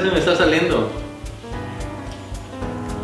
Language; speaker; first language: Spanish; native; Spanish